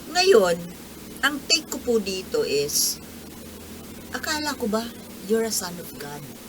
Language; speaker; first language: Filipino; native; Filipino